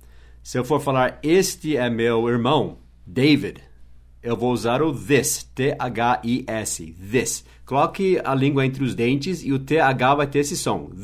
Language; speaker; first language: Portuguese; non-native, fluent; English